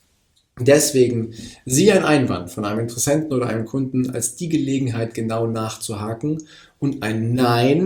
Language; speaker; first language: German; native; German